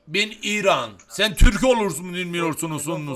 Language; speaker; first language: Turkish; non-native, learner; Azerbaijani